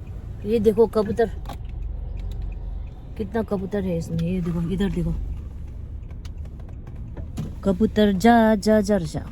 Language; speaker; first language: Hindi; non-native, local second language; Tibetan